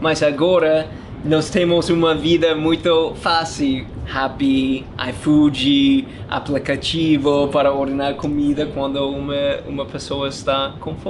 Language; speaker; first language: Portuguese; non-native, learner; English